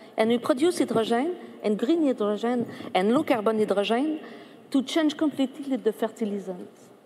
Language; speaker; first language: English; non-native, fluent; French